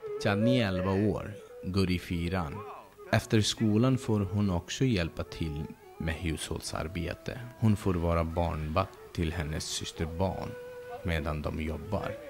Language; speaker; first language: Swedish; non-native, fluent; Bangla